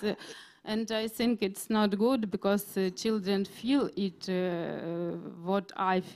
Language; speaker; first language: English; non-native, learner; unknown